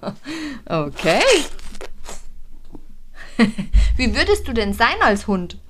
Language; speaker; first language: German; native; German